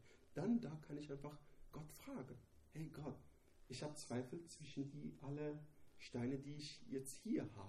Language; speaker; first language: German; non-native, learner; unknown